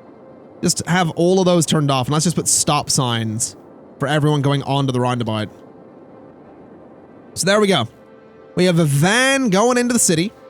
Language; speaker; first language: English; native; English